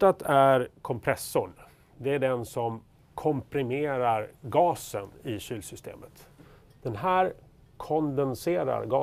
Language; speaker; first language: Swedish; native; Swedish